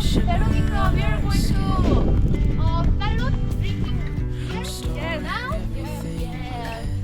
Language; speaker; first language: English; non-native, learner; Korean